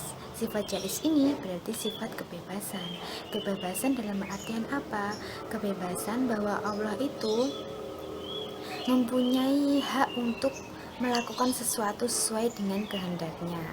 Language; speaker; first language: Indonesian; native; Indonesian